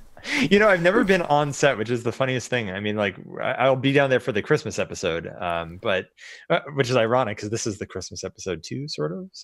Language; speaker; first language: English; native; English